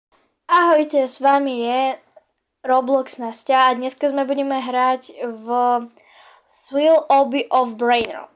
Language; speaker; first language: Slovak; non-native, learner; Ukrainian